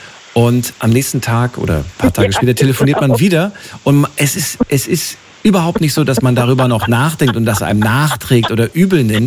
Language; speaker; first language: German; native; German